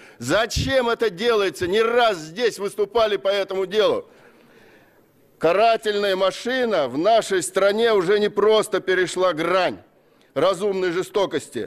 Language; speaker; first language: Russian; native; Russian